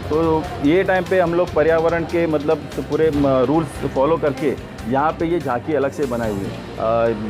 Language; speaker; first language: Hindi; non-native, local second language; Marathi